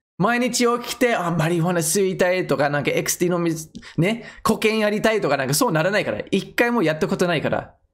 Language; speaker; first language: Japanese; non-native, fluent; English